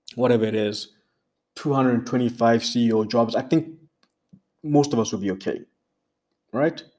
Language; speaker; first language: English; non-native, local second language; Tswana